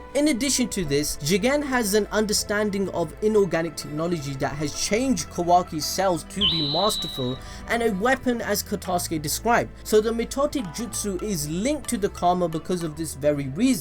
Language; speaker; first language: English; native; English